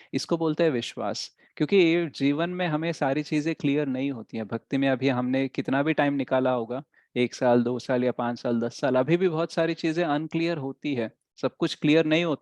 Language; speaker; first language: Hindi; native; Hindi